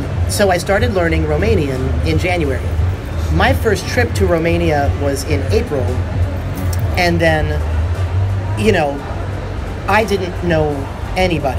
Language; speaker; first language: English; native; English